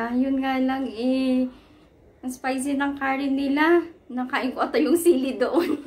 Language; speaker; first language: Filipino; non-native, local second language; Hiligaynon